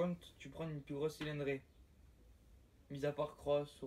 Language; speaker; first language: French; native; French